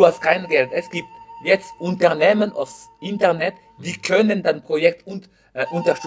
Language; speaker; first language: German; non-native, learner; French